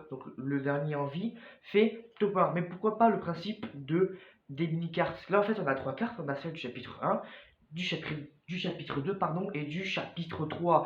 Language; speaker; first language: French; native; French